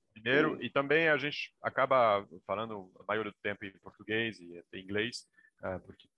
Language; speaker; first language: Portuguese; non-native, fluent; French